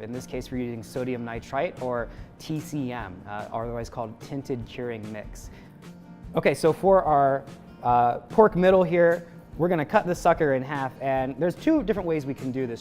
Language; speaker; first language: English; native; English